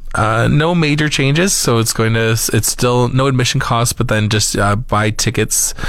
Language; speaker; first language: English; native; English